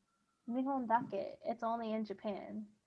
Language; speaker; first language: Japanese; non-native, learner; English